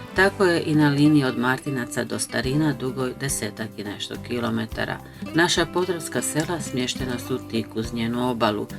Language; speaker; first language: Bosnian; early bilingual, heritage; Croatian